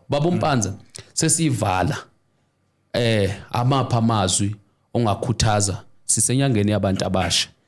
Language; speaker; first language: Zulu; native; Zulu